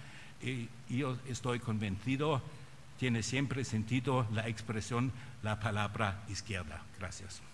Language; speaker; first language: Spanish; non-native, fluent; German